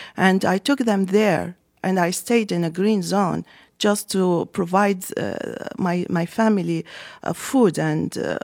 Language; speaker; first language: English; non-native, fluent; Arabic